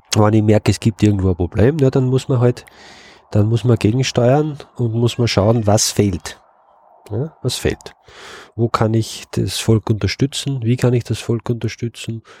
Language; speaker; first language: German; native; German